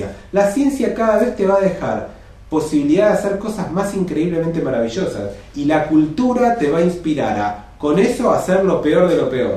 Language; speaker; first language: Spanish; native; Spanish